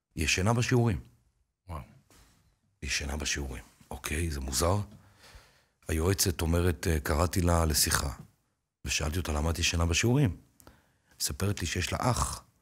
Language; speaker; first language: Hebrew; native; Hebrew